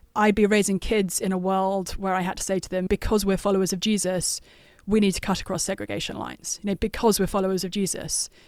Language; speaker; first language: English; native; English